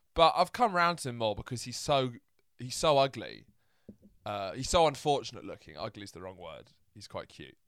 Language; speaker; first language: English; early bilingual, other home language; Italian